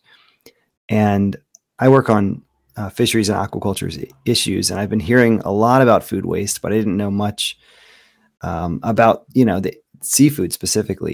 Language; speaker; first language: English; native; English